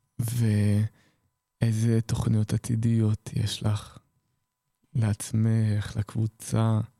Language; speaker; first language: Hebrew; native; Hebrew